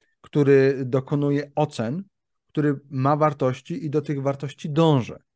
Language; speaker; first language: Polish; native; Polish